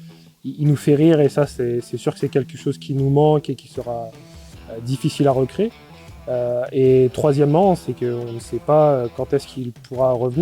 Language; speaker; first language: French; native; French